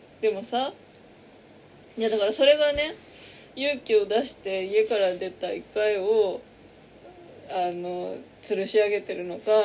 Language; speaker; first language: Japanese; native; Japanese